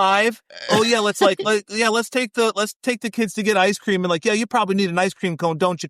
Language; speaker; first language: English; native; English